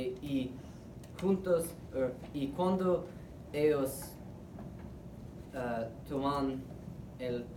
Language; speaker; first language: Spanish; non-native, learner; English